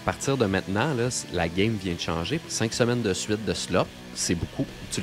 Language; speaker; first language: French; native; French